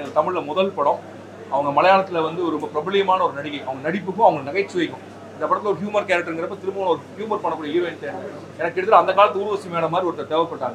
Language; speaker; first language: Tamil; native; Tamil